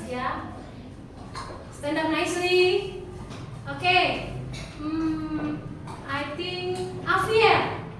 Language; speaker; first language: English; non-native, learner; Indonesian